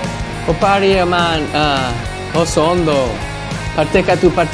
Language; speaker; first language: Basque; non-native, learner; English